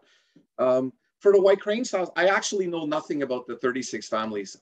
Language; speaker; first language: English; native; English